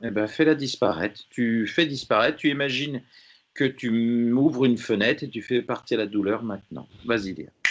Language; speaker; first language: French; native; French